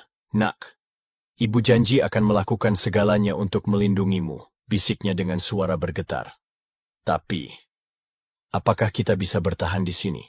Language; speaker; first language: Indonesian; native; Indonesian